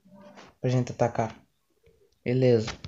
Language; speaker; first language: Portuguese; native; Portuguese